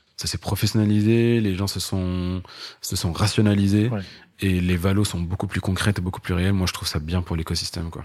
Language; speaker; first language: French; non-native, local second language; Arabic